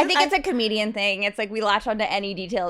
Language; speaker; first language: English; native; English